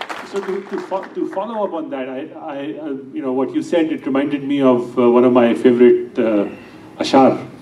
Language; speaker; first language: English; non-native, local second language; Urdu